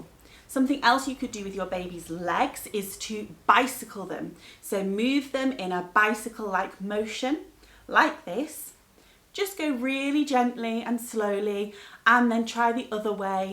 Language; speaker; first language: English; native; English